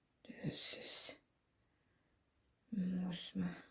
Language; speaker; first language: German; non-native, learner; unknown